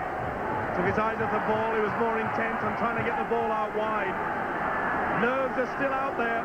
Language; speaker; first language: English; native; English